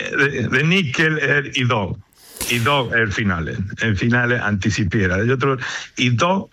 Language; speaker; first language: Swedish; non-native, learner; Spanish